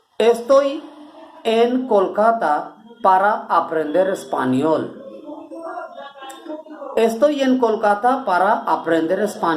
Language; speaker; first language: Spanish; non-native, learner; Bangla